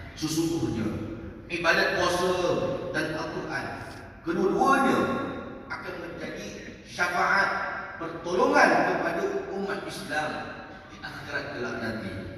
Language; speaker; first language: Malay; native; Malay